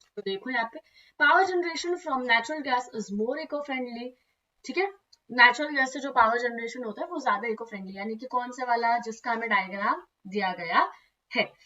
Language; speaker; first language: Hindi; non-native, local second language; Marathi